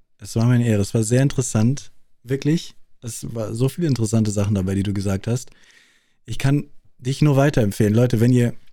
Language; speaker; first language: German; native; German